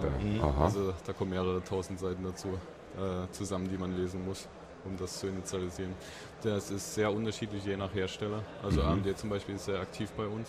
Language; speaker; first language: German; native; German